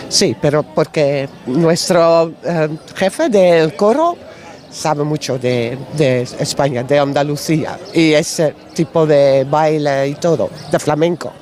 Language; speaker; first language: Spanish; non-native, learner; Dutch